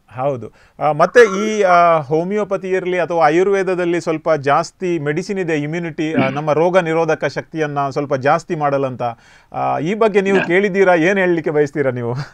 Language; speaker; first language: Kannada; non-native, local second language; Konkani